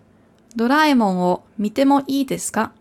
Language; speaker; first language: Japanese; non-native, fluent; German